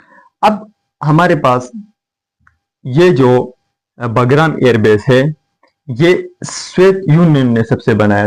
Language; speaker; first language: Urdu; non-native, fluent; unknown